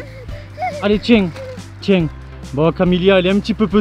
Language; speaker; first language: French; native; French